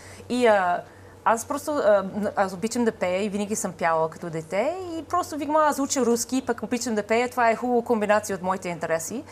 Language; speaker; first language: Bulgarian; non-native, fluent; English